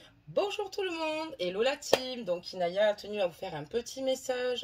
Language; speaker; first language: French; native; French